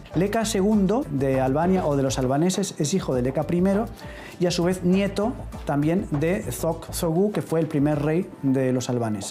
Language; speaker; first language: Spanish; native; Spanish